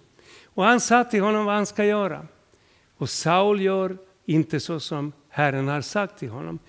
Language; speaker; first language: Swedish; non-native, fluent; Serbian